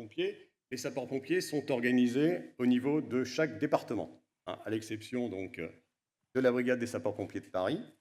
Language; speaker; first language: French; native; French